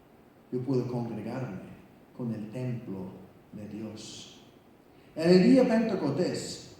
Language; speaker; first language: Spanish; non-native, fluent; Icelandic